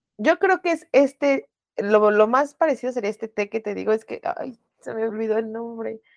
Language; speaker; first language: Spanish; native; Spanish